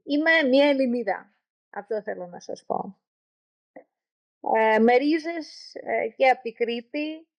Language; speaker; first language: Greek; non-native, learner; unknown